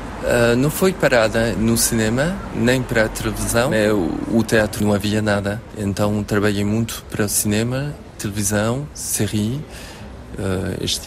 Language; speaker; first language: Portuguese; early bilingual, heritage; French